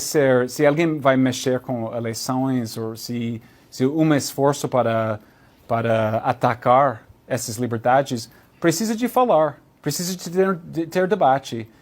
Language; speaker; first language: Portuguese; non-native, learner; English